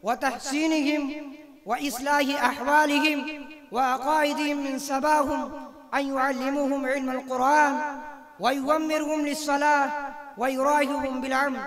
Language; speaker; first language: Arabic; non-native, learner; Urdu